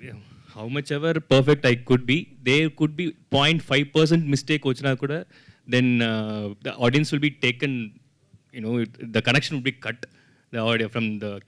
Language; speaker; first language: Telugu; non-native, learner; Tamil